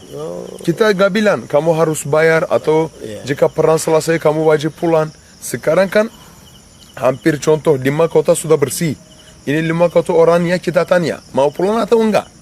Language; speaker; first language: Indonesian; non-native, learner; Turkish